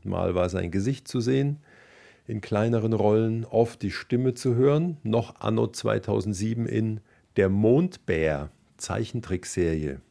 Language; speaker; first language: German; native; German